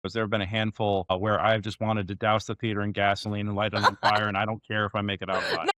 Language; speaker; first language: English; native; English